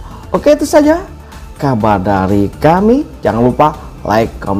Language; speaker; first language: Indonesian; native; Indonesian